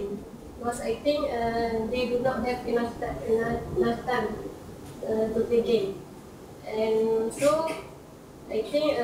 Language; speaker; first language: English; non-native, learner; Malay